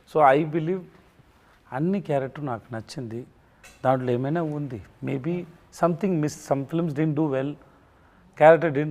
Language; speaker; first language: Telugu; non-native, learner; Tamil